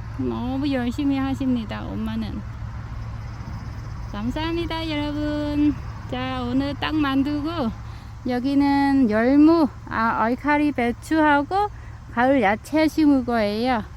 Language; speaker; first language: Korean; non-native, learner; Vietnamese